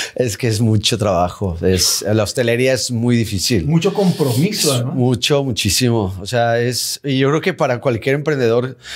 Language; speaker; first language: Spanish; native; Spanish